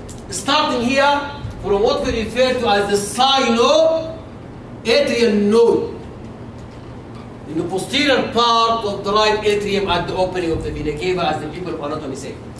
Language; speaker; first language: English; non-native, fluent; Arabic